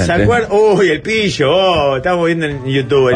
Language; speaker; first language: Spanish; native; Spanish